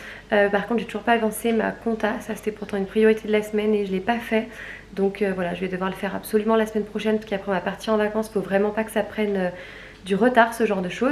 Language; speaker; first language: French; native; French